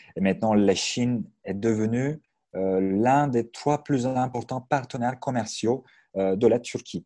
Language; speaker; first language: French; non-native, fluent; Turkish